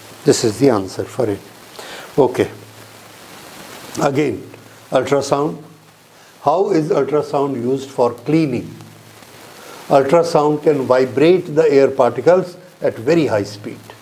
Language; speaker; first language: English; non-native, local second language; Hindi